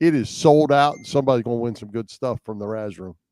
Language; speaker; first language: English; native; English